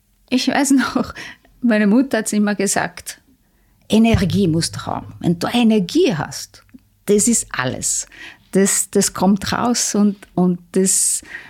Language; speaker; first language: German; non-native, fluent; Italian